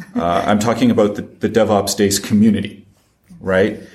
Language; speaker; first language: English; non-native, fluent; French